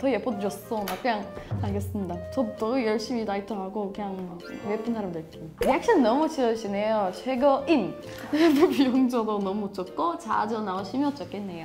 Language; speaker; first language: Korean; non-native, learner; English